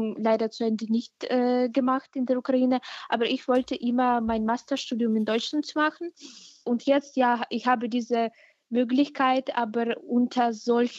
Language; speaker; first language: German; non-native, fluent; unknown